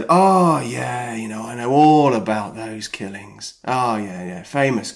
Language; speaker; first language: English; native; English